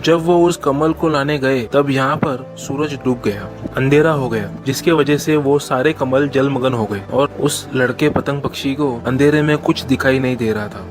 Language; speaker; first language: Hindi; non-native, local second language; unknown